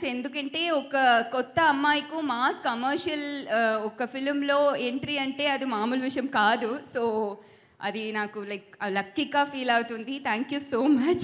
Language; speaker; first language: Telugu; non-native, learner; Tamil